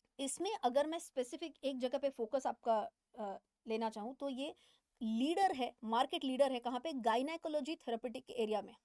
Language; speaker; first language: Hindi; non-native, local second language; Marathi